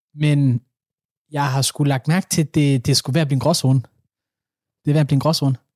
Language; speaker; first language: Danish; early bilingual, other home language; Somali